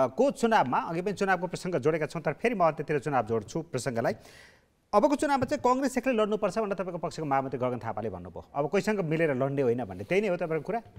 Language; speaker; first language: Nepali; native; Nepali